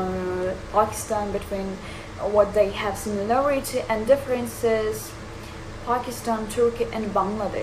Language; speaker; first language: English; non-native, fluent; Urdu